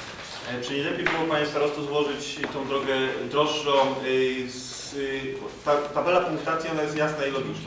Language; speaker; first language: Polish; native; Polish